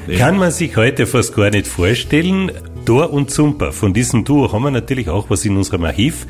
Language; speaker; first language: German; native; German